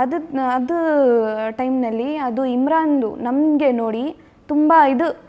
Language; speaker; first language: Kannada; non-native, local second language; Urdu